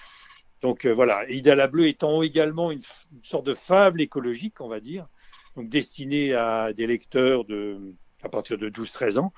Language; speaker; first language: French; native; French